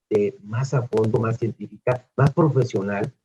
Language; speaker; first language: Spanish; native; Spanish